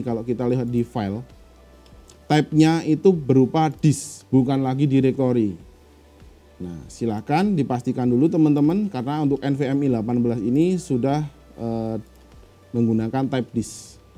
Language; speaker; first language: Indonesian; native; Indonesian